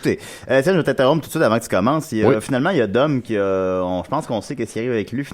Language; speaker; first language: French; native; French